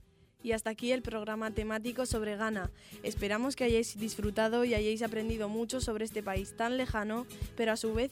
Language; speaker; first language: Spanish; native; Spanish